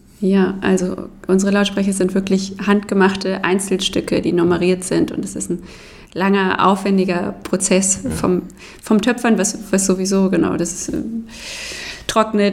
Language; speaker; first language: German; native; German